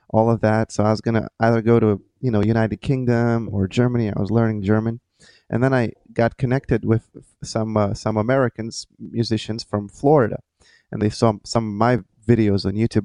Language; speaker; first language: English; non-native, fluent; Lithuanian